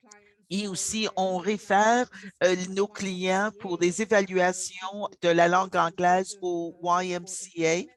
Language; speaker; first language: French; non-native, fluent; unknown